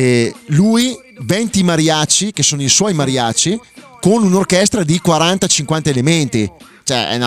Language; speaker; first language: Italian; native; Italian